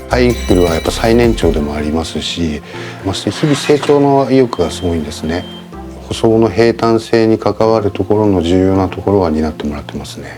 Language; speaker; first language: Japanese; native; Japanese